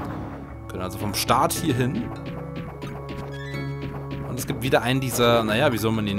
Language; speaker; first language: German; native; German